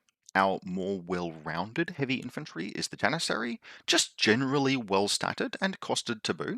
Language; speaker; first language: English; native; English